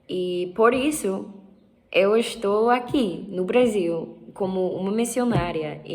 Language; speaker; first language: Portuguese; non-native, learner; English